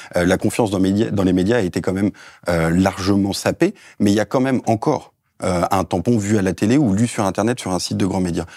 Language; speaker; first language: French; native; French